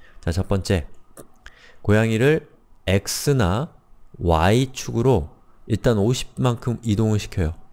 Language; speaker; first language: Korean; native; Korean